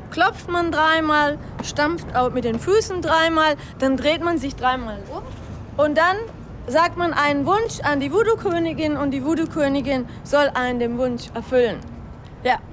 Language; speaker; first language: German; native; German